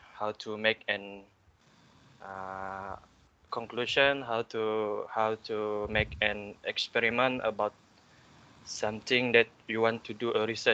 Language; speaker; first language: English; non-native, learner; Malay